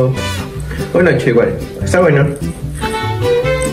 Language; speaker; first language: Spanish; native; Spanish